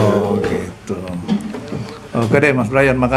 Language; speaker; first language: Indonesian; native; Indonesian